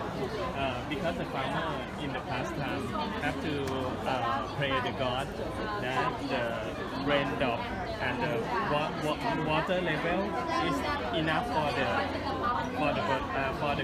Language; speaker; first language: English; non-native, learner; Thai